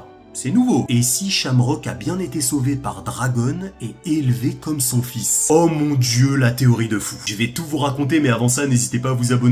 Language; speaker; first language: French; native; French